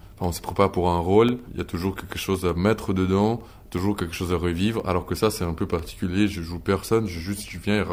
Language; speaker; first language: French; non-native, fluent; Ukrainian